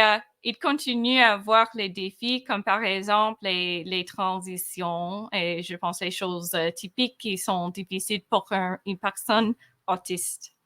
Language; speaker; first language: French; non-native, fluent; English